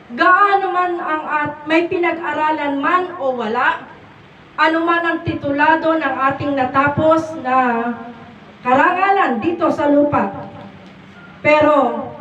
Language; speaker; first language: Filipino; native; Filipino